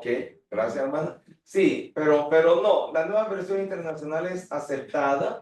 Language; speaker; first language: Spanish; native; Spanish